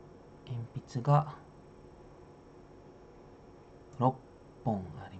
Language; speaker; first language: Japanese; non-native, fluent; Indonesian